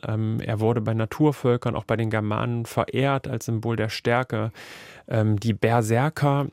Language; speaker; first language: German; native; German